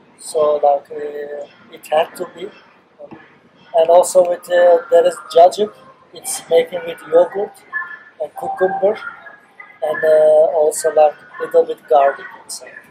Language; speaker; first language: English; non-native, learner; Turkish